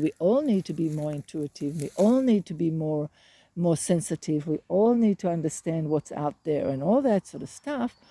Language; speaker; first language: English; native; English